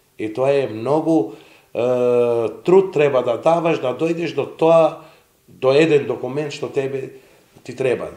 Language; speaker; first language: Macedonian; non-native, local second language; Serbian